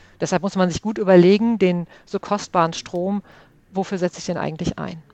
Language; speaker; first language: German; native; German